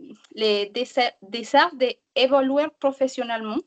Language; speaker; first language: French; non-native, learner; Spanish